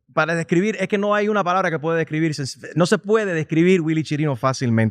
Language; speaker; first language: Spanish; early bilingual, heritage; Spanish